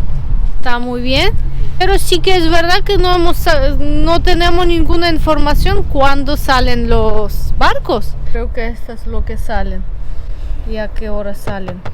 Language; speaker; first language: Spanish; non-native, fluent; Russian